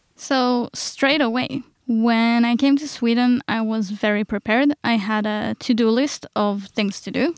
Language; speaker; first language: English; non-native, fluent; Hebrew